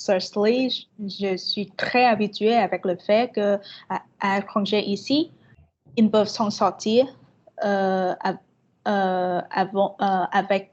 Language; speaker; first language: French; non-native, fluent; Vietnamese